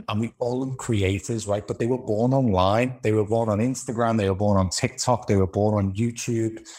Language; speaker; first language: English; native; English